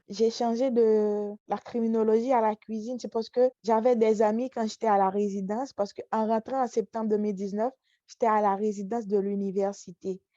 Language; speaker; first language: French; non-native, local second language; Haitian Creole